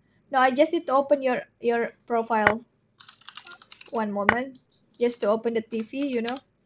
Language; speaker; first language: English; non-native, fluent; Indonesian